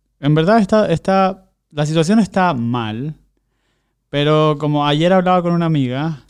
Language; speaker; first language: Spanish; native; Spanish